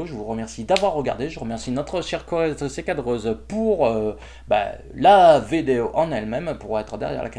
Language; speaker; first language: French; native; French